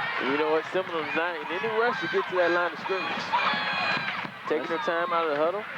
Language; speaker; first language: English; native; English